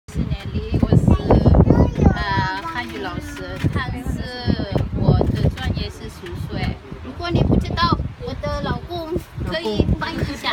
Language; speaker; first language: Chinese; non-native, learner; Indonesian